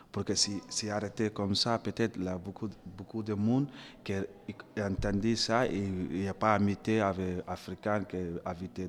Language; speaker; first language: French; non-native, learner; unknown